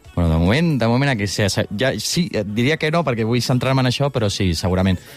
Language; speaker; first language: Catalan; native; Catalan